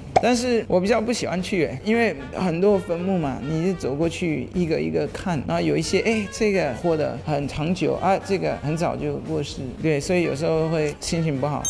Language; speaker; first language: Chinese; non-native, fluent; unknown